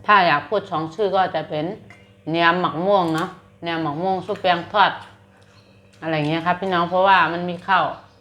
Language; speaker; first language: Thai; native; Thai